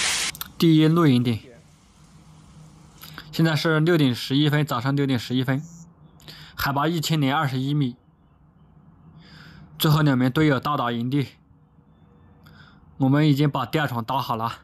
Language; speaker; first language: Chinese; native; Chinese